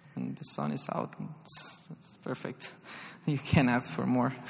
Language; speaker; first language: English; non-native, fluent; Spanish